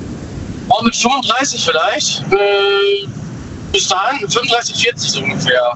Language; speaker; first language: German; native; German